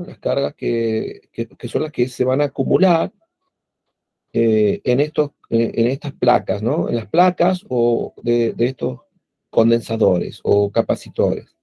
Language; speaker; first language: Spanish; native; Spanish